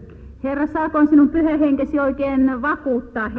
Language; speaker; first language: Finnish; native; Finnish